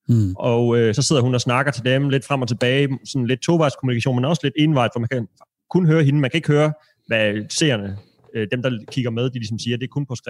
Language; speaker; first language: Danish; native; Danish